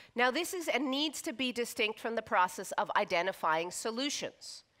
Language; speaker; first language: English; native; English